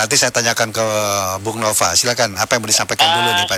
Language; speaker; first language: Indonesian; native; Indonesian